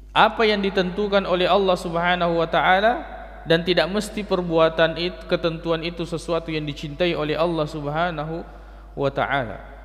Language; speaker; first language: Malay; non-native, local second language; Buginese